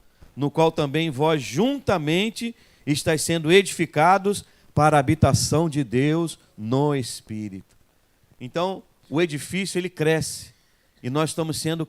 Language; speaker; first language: Portuguese; native; Portuguese